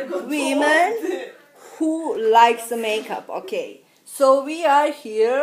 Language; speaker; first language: English; non-native, learner; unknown